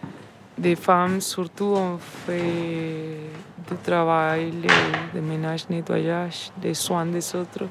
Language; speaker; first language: French; non-native, learner; Spanish